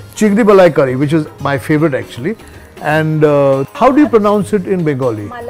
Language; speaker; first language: Hindi; non-native, local second language; Marathi